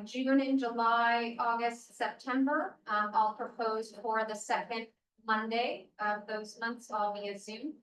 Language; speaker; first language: English; native; English